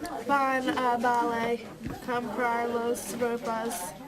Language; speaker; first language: Spanish; non-native, learner; English